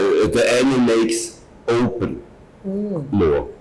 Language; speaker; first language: English; non-native, learner; German